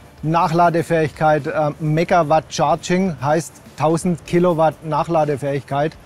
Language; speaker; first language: German; native; German